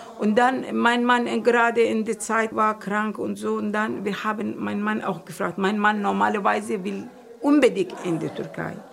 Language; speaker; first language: German; non-native, learner; Turkish